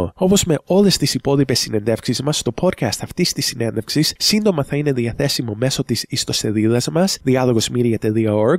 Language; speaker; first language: Greek; native; Greek